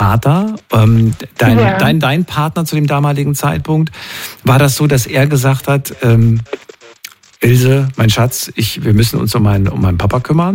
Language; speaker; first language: German; native; German